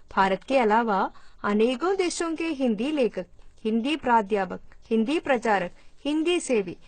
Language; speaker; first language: Hindi; non-native, local second language; Malayalam